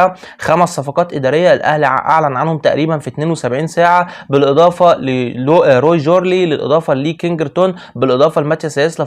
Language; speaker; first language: Arabic; native; Arabic